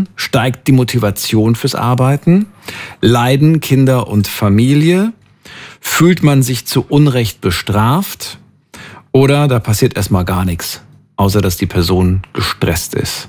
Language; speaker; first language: German; native; German